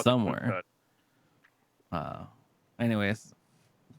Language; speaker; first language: English; native; English